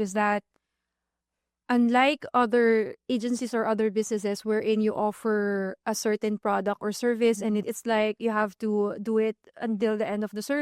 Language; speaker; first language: English; non-native, local second language; Filipino